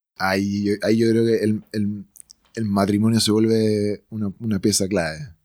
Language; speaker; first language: Spanish; native; Spanish